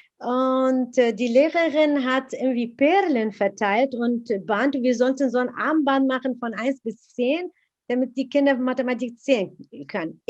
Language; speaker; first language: German; non-native, fluent; Arabic